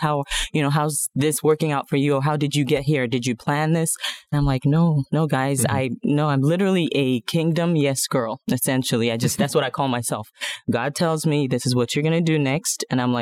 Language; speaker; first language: English; non-native, local second language; Yoruba